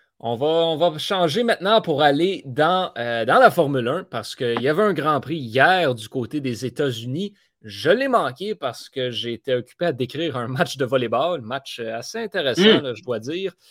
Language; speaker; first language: French; native; French